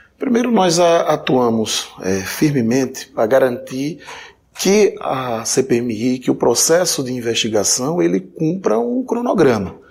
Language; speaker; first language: Portuguese; native; Portuguese